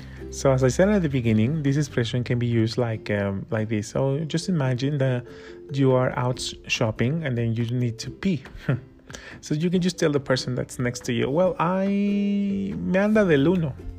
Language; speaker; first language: English; non-native, fluent; Spanish